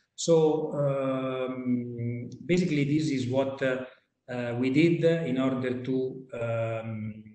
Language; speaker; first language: English; non-native, fluent; Italian